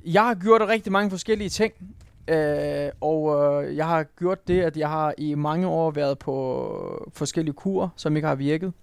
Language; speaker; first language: Danish; non-native, fluent; Turkish